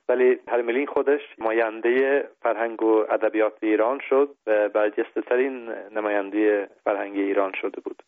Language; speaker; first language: Persian; non-native, fluent; Swedish